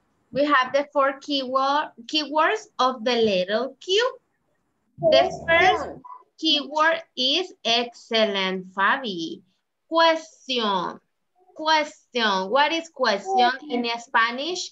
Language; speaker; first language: English; non-native, learner; Spanish